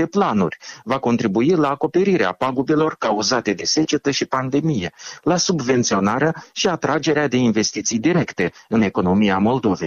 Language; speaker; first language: Romanian; native; Romanian